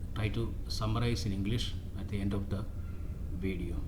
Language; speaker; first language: English; non-native, local second language; Malayalam